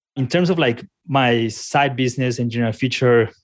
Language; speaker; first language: English; non-native, fluent; Spanish